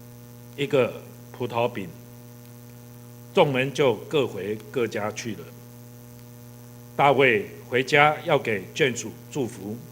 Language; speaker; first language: Chinese; native; Chinese